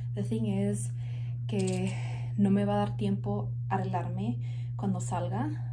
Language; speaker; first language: English; early bilingual, other home language; Spanish